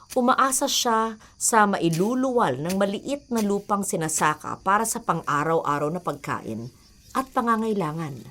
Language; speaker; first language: Filipino; native; Filipino